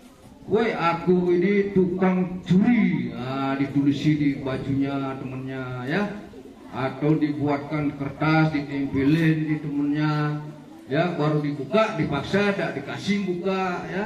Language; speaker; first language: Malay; non-native, local second language; Balinese